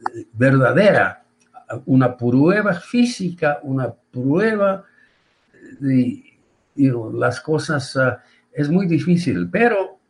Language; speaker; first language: Spanish; non-native, fluent; Japanese